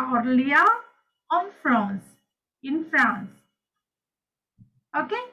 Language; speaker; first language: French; non-native, fluent; Sinhala